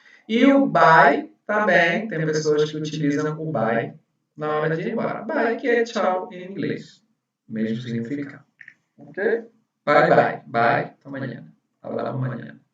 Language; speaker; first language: Portuguese; non-native, fluent; Spanish